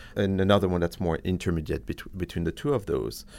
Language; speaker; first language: English; non-native, fluent; French